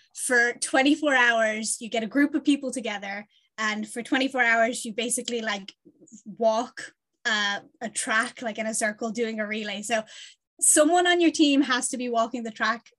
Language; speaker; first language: English; native; English